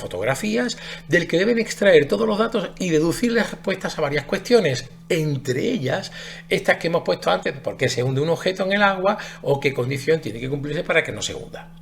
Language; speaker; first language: Spanish; native; Spanish